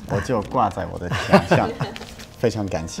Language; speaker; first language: Chinese; non-native, fluent; English